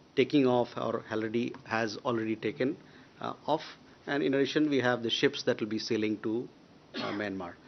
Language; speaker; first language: English; non-native, local second language; Hindi